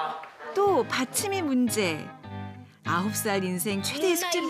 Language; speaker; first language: Korean; native; Korean